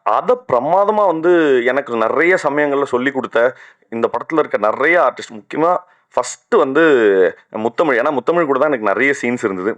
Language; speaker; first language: Tamil; native; Tamil